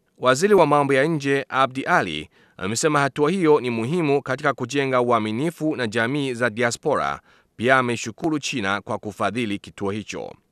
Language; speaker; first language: Swahili; non-native, fluent; Chinese